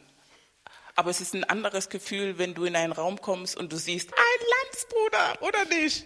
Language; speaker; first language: German; non-native, fluent; Spanish